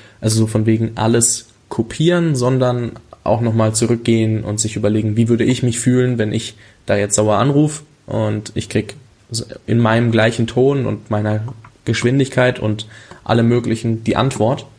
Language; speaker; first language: German; native; German